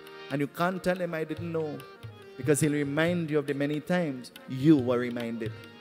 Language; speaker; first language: English; native; English